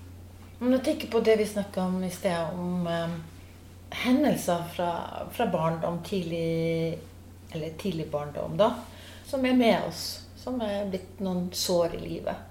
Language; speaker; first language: Norwegian; native; Norwegian